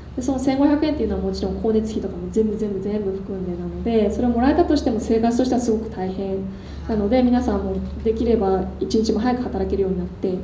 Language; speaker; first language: Japanese; native; Japanese